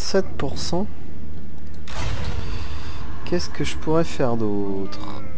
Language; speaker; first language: French; native; French